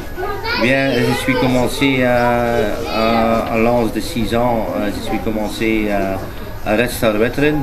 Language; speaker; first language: French; non-native, learner; Dutch